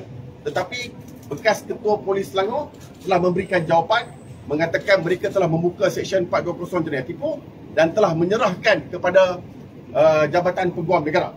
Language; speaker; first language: Malay; native; Malay